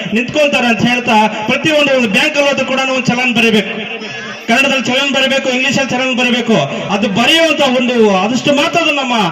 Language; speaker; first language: Kannada; non-native, local second language; Urdu